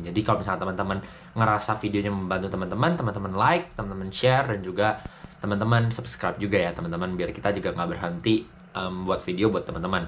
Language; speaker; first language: Indonesian; native; Indonesian